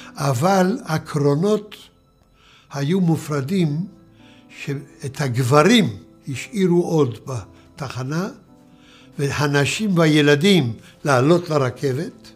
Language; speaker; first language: Hebrew; early bilingual, other home language; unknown